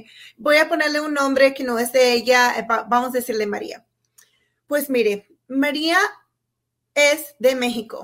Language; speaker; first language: Spanish; non-native, fluent; English